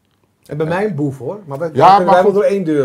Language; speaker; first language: Dutch; native; Dutch